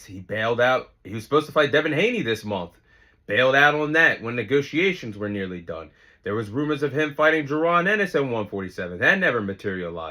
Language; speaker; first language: English; native; English